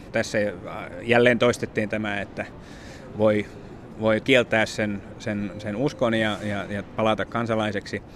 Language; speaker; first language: Finnish; native; Finnish